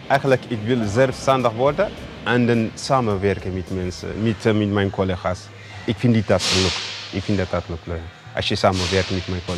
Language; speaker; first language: Dutch; non-native, learner; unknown